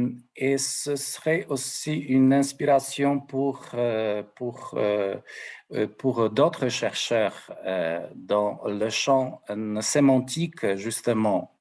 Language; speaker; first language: French; non-native, fluent; Polish